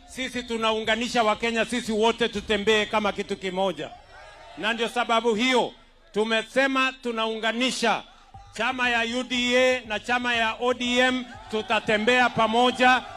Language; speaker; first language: Swahili; non-native, local second language; Kalenjin